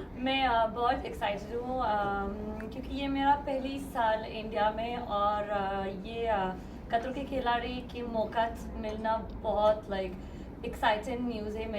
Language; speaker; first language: Hindi; non-native, learner; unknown